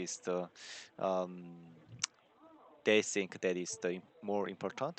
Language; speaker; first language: English; non-native, learner; Korean